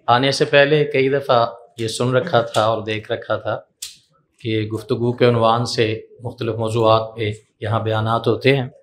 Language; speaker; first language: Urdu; non-native, local second language; Punjabi